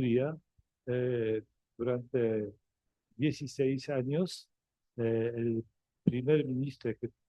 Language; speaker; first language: Spanish; non-native, fluent; Polish